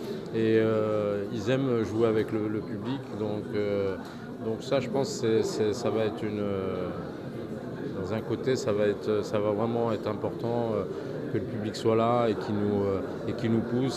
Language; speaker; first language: French; non-native, local second language; Arabic